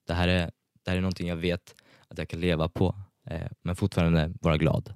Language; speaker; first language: Swedish; early bilingual, other home language; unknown